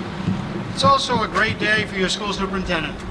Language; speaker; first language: English; native; English